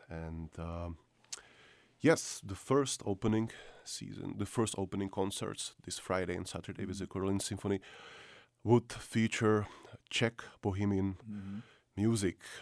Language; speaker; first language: English; non-native, fluent; Czech